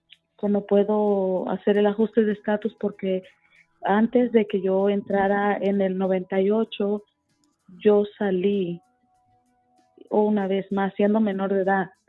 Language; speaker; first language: Spanish; early bilingual, other home language; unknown